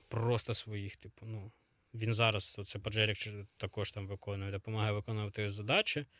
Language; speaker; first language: Ukrainian; native; Ukrainian